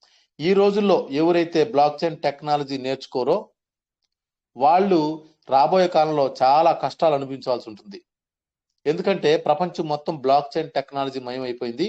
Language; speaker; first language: Telugu; native; Telugu